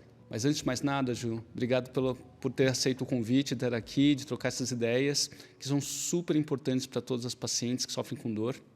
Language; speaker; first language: Portuguese; native; Portuguese